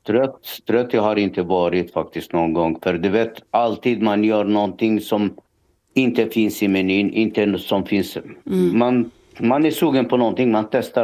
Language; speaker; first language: Swedish; non-native, fluent; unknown